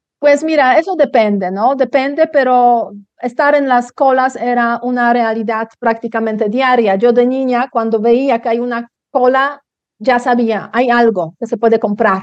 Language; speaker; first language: Spanish; non-native, fluent; Polish